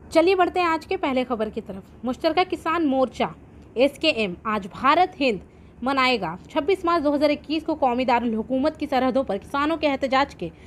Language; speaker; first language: Urdu; native; Urdu